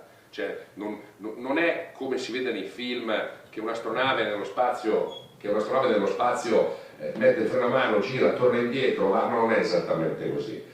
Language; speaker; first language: Italian; native; Italian